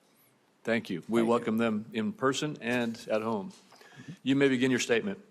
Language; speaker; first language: English; native; English